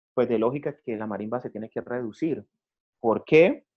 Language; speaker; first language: Spanish; native; Spanish